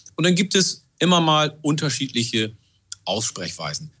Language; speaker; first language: German; non-native, fluent; Oromo